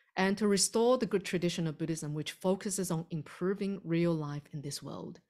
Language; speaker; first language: English; early bilingual, other home language; Chinese